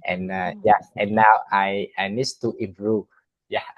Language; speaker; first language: English; non-native, learner; Vietnamese